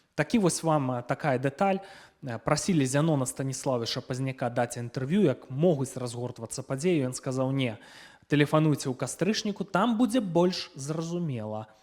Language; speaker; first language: Belarusian; non-native, local second language; Russian